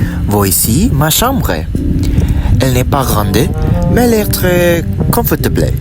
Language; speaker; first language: French; non-native, learner; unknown